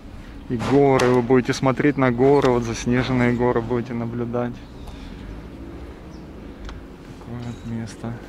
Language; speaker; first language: Russian; native; Russian